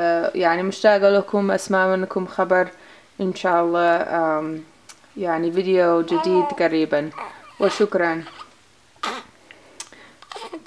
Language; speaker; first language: Arabic; non-native, learner; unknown